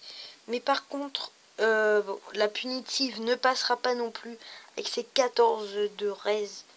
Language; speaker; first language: French; native; French